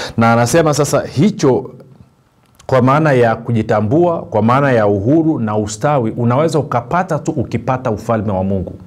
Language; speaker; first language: Swahili; native; Swahili